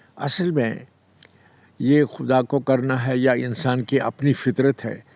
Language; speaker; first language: Urdu; non-native, local second language; Kashmiri